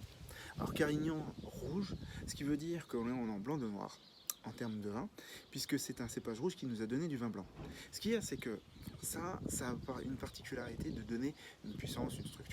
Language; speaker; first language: French; native; French